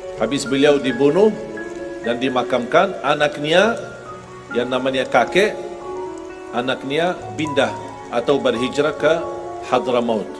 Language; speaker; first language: Indonesian; non-native, fluent; Arabic